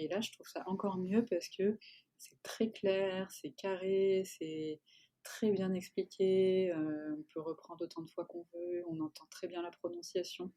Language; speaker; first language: French; native; French